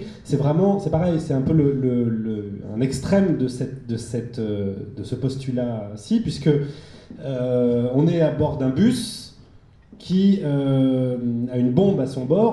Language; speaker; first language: French; native; French